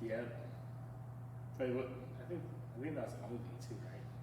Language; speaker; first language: English; native; English